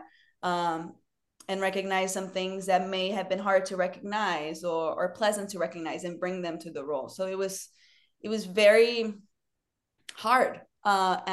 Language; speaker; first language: English; non-native, fluent; Portuguese